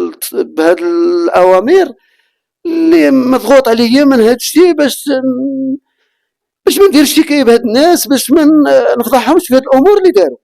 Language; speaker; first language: Arabic; native; Arabic